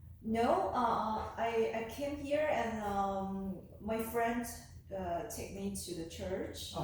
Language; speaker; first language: English; non-native, learner; Chinese